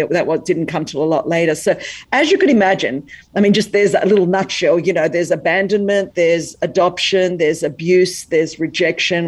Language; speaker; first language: English; native; English